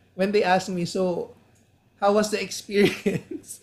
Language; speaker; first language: English; non-native, local second language; Hiligaynon